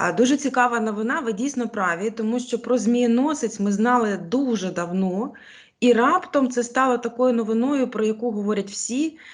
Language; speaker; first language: Ukrainian; non-native, local second language; Russian